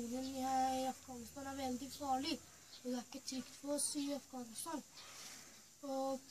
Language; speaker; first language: Swedish; early bilingual, other home language; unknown